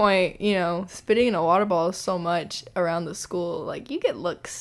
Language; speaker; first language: English; early bilingual, other home language; Spanish